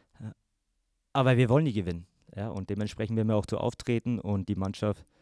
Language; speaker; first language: German; native; German